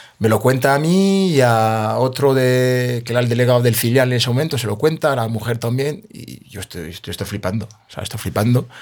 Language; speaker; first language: Spanish; non-native, fluent; French